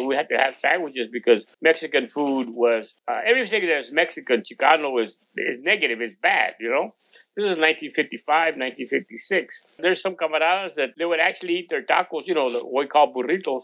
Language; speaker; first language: English; non-native, local second language; Spanish